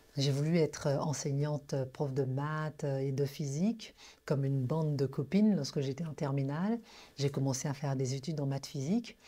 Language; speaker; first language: French; non-native, local second language; Guadeloupean Creole French